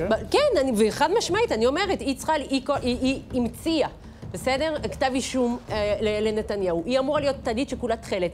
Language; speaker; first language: Hebrew; non-native, fluent; French